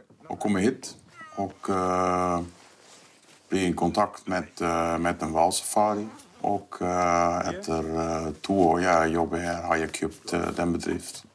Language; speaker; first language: Norwegian; non-native, fluent; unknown